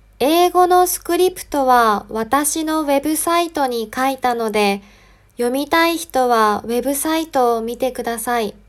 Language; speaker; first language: Japanese; native; Japanese